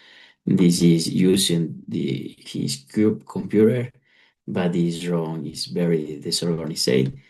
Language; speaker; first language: English; non-native, learner; Spanish